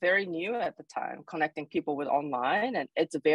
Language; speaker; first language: English; non-native, fluent; Korean